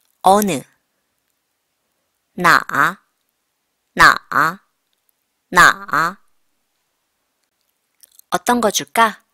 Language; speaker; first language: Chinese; non-native, fluent; Korean